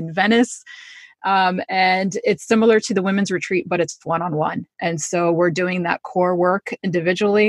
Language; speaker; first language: English; native; English